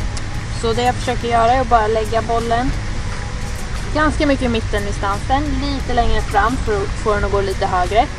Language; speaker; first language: Swedish; native; Swedish